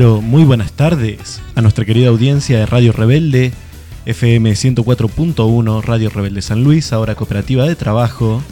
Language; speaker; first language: Spanish; native; Spanish